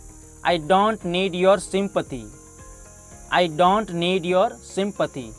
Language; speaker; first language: English; non-native, fluent; Hindi